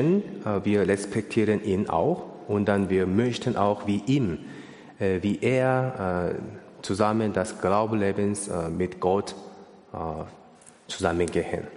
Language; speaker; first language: German; non-native, learner; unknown